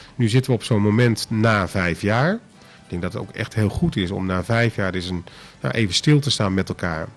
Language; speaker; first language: Dutch; non-native, local second language; Papiamento